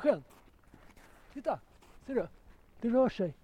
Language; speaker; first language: Swedish; native; Swedish